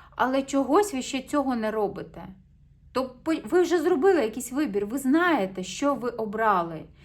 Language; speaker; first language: Ukrainian; non-native, local second language; Russian